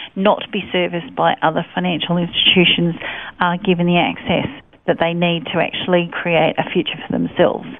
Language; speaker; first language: English; native; English